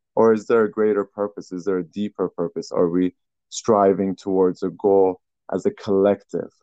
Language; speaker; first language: English; early bilingual, other home language; Persian